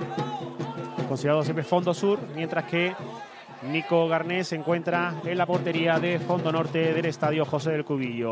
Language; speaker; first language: Spanish; native; Spanish